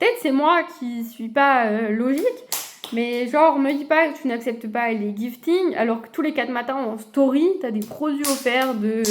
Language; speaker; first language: French; native; French